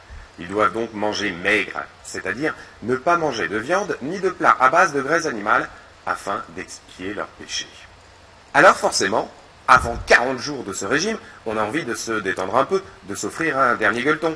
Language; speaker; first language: French; native; French